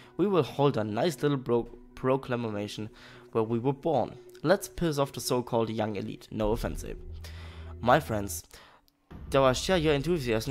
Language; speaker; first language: English; non-native, fluent; German